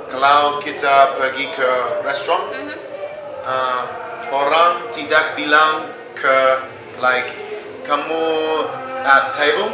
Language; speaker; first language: Indonesian; non-native, learner; English